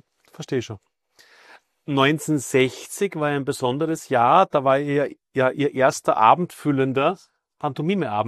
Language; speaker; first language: German; native; German